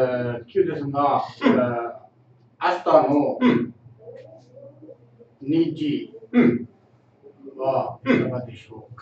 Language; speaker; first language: Japanese; non-native, learner; Tamil